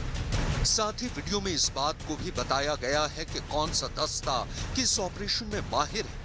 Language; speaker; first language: Hindi; native; Hindi